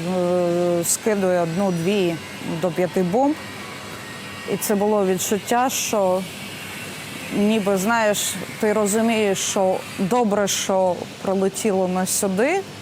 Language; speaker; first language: Ukrainian; non-native, local second language; Russian